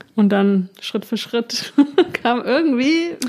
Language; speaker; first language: German; native; German